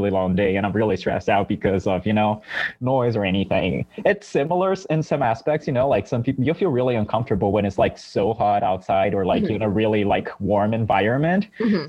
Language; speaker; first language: English; non-native, fluent; Portuguese